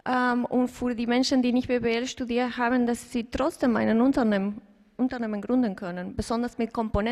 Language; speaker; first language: German; non-native, fluent; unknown